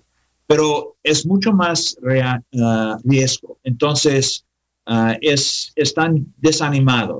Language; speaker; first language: Spanish; non-native, learner; English